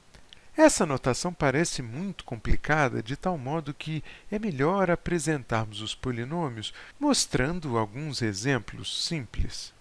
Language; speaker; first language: Portuguese; native; Portuguese